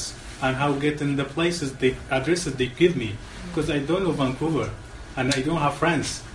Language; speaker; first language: English; non-native, learner; Arabic